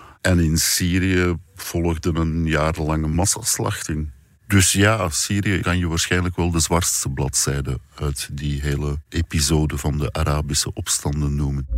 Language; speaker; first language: Dutch; native; Dutch